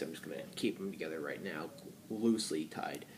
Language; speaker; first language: English; native; English